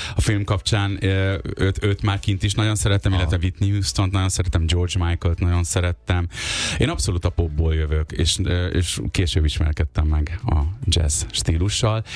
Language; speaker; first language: Hungarian; early bilingual, other home language; Urdu